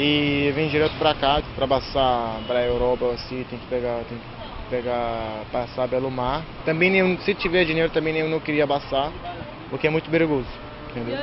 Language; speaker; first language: Portuguese; non-native, fluent; Arabic